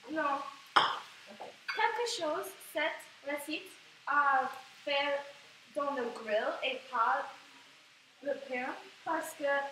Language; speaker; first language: French; non-native, learner; English